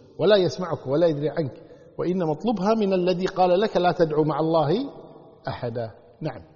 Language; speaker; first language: Arabic; native; Arabic